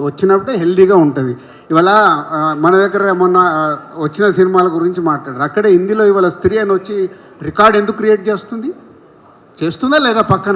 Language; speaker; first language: Telugu; native; Telugu